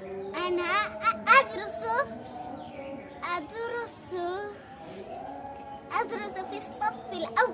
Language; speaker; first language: Arabic; non-native, learner; Bangla